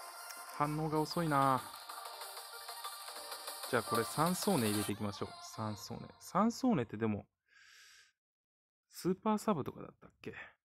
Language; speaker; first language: Japanese; native; Japanese